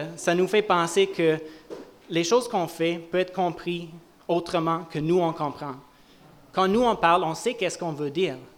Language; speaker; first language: French; native; French